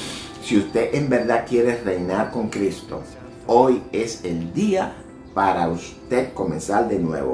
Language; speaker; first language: Spanish; native; Spanish